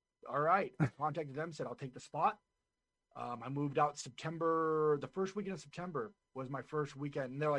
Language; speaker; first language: English; native; English